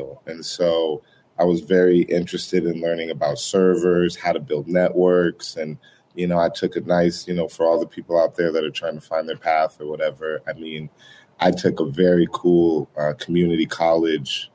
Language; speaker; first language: English; native; English